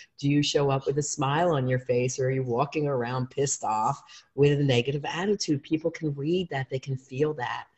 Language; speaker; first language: English; native; English